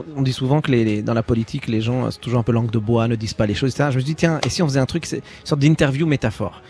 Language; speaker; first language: French; native; French